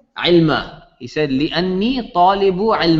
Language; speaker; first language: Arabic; non-native, fluent; English